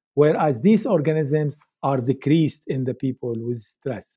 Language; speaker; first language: English; non-native, fluent; Arabic